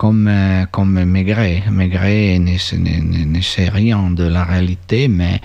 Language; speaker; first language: French; non-native, fluent; Italian